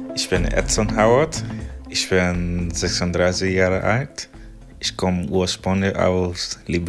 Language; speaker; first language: German; non-native, fluent; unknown